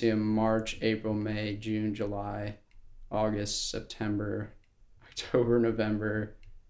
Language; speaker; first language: English; native; English